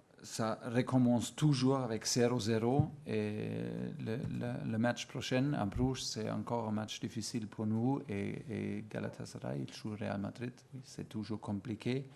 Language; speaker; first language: French; non-native, fluent; German